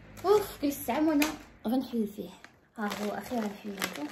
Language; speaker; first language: Arabic; native; Arabic